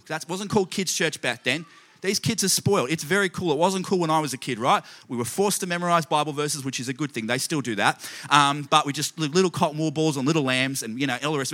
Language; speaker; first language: English; native; English